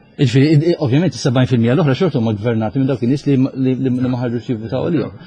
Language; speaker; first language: Maltese; native; Maltese